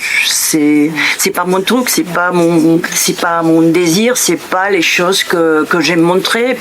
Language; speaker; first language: French; non-native, fluent; Spanish